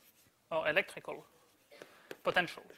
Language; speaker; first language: English; native; English